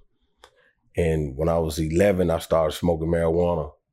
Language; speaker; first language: English; native; English